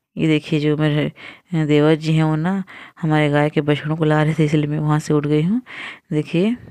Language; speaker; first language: Hindi; native; Hindi